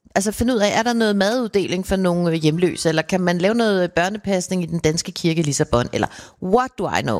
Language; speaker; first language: Danish; native; Danish